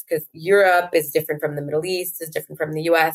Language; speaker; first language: English; native; English